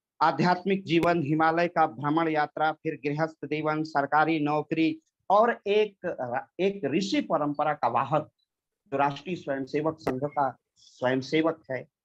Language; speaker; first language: Hindi; non-native, local second language; Bhojpuri